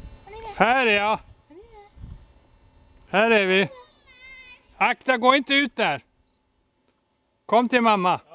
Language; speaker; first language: Swedish; early bilingual, other home language; Estonian